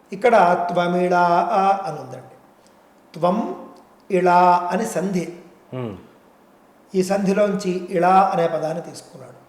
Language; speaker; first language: Telugu; native; Telugu